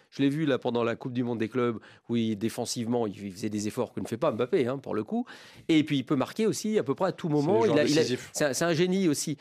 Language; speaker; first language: French; native; French